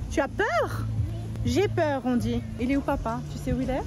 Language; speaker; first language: French; native; French